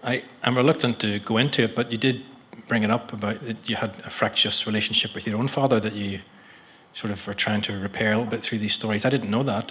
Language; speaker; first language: English; native; English